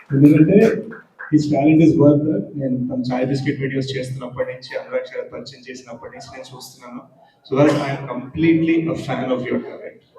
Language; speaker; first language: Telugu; early bilingual, heritage; Telugu